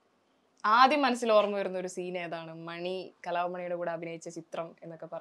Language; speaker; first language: Malayalam; native; Malayalam